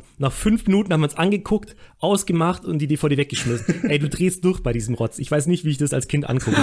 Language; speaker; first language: German; native; German